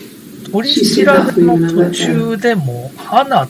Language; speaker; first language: Japanese; native; Japanese